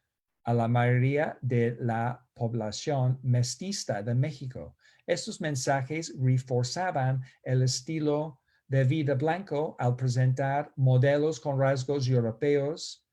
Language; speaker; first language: Spanish; non-native, fluent; English